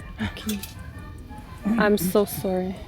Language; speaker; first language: English; non-native, learner; Ukrainian